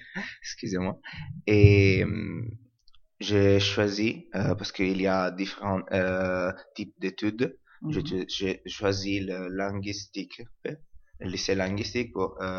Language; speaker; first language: French; non-native, learner; Italian